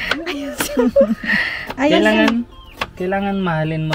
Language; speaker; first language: Filipino; non-native, learner; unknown